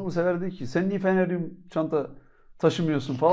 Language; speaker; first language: Turkish; native; Turkish